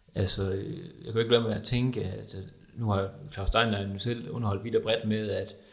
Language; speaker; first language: Danish; native; Danish